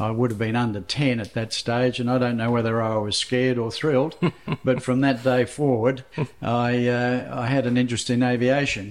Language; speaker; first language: English; native; English